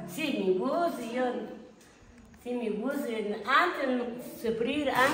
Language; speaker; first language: Spanish; non-native, local second language; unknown